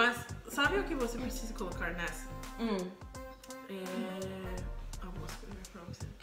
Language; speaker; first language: Portuguese; non-native, fluent; English